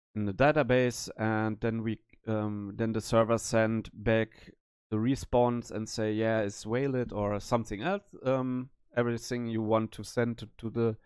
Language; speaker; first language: English; non-native, learner; German